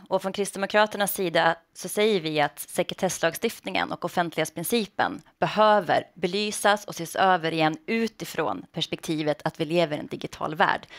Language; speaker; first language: Swedish; native; Swedish